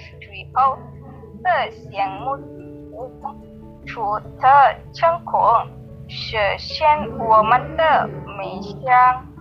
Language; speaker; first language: Chinese; non-native, learner; Indonesian